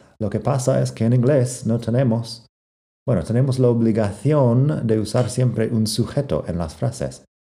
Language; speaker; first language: Spanish; non-native, fluent; English